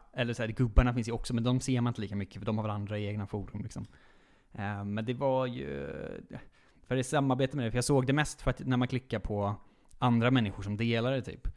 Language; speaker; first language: Swedish; native; Swedish